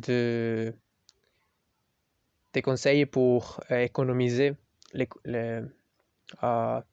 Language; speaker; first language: French; non-native, learner; Spanish